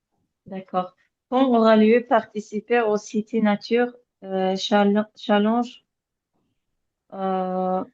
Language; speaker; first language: French; non-native, learner; Azerbaijani